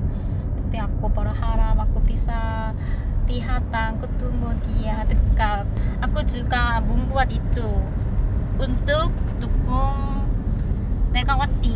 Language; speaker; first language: Indonesian; non-native, fluent; Korean